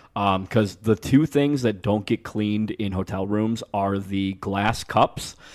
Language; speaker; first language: English; native; English